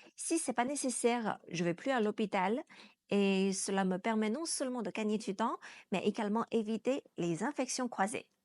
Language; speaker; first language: French; non-native, fluent; Chinese